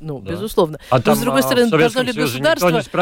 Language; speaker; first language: Russian; native; Russian